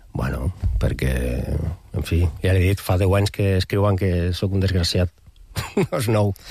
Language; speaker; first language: Catalan; non-native, local second language; Spanish